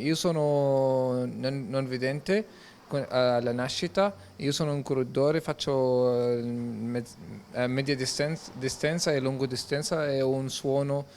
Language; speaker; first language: Italian; non-native, learner; Arabic